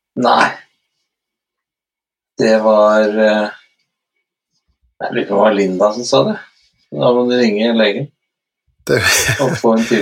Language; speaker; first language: Norwegian; native; Norwegian